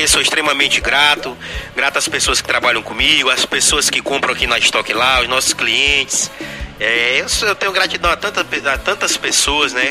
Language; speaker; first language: Portuguese; native; Portuguese